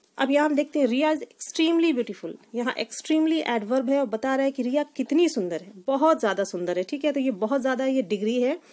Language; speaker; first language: Hindi; native; Hindi